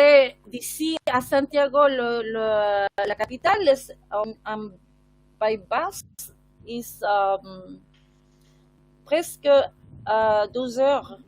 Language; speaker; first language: French; non-native, fluent; Spanish